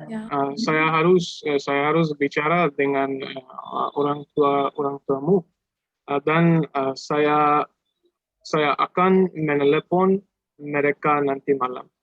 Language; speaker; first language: Indonesian; non-native, learner; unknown